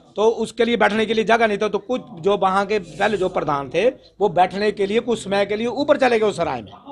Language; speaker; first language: Hindi; native; Hindi